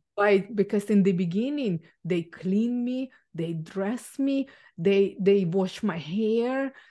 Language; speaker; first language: English; non-native, fluent; Ukrainian